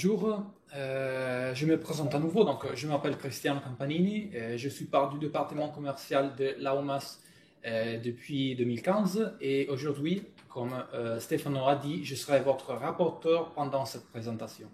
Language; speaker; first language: French; non-native, fluent; Italian